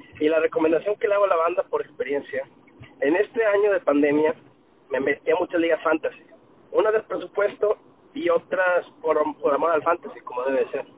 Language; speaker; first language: Spanish; native; Spanish